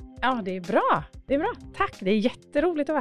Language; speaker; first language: Swedish; native; Swedish